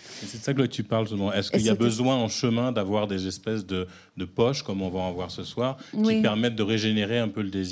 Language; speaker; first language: French; native; French